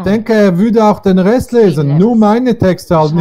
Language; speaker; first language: German; native; German